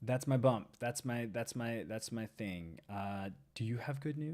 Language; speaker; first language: English; native; English